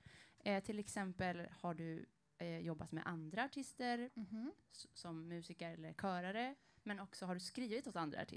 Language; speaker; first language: Swedish; native; Swedish